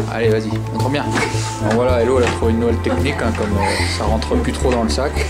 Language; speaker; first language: French; native; French